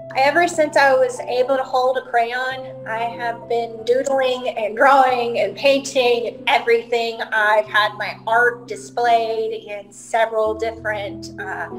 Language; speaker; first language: English; native; English